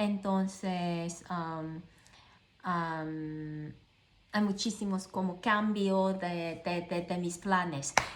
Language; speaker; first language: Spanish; non-native, learner; Cantonese